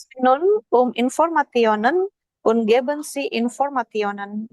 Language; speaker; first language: German; non-native, learner; Indonesian